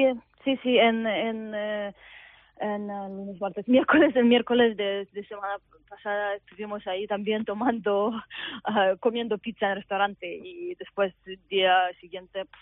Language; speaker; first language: Spanish; non-native, fluent; Ukrainian